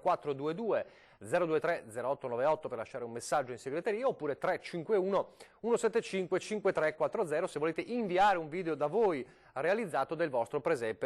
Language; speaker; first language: Italian; native; Italian